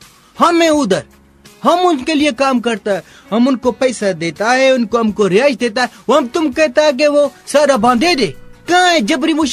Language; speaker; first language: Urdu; non-native, local second language; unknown